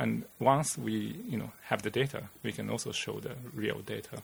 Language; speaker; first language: English; non-native, fluent; Japanese